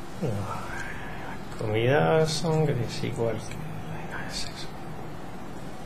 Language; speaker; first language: Spanish; non-native, learner; French